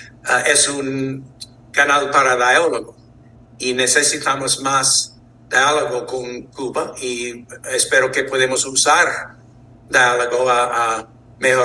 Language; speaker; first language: Spanish; non-native, fluent; English